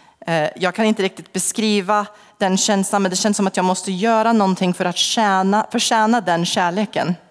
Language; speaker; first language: Swedish; non-native, fluent; English